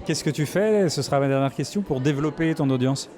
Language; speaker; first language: French; native; French